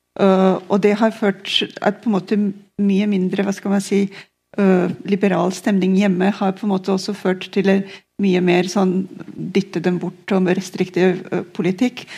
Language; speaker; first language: Norwegian; non-native, fluent; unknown